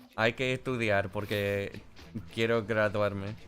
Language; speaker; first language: Spanish; non-native, learner; English